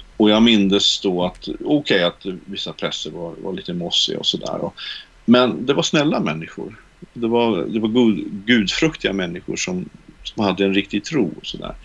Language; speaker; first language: Swedish; native; Swedish